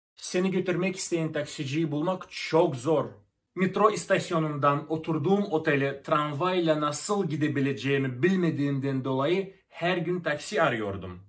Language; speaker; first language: Turkish; non-native, fluent; Russian